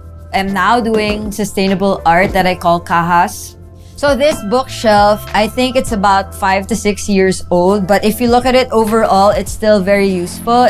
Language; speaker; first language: English; non-native, local second language; Filipino